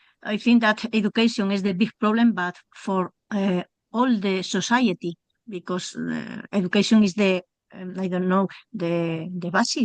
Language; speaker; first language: English; non-native, learner; Spanish